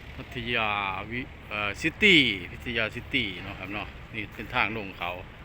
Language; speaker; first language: Thai; non-native, local second language; Northeastern Thai